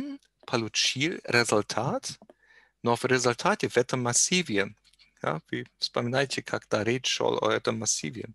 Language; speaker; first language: Russian; non-native, learner; German